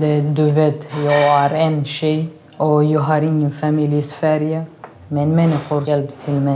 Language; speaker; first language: Swedish; non-native, learner; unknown